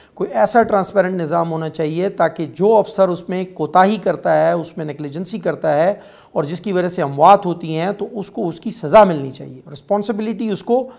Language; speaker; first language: Urdu; non-native, local second language; Pashto